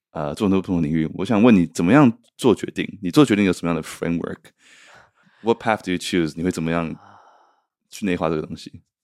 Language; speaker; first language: Chinese; native; Chinese